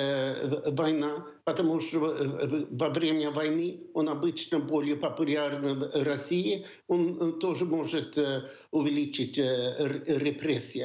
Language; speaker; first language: Russian; non-native, fluent; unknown